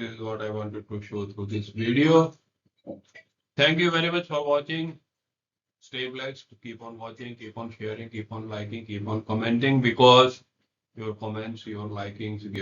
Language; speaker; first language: English; non-native, local second language; Hindi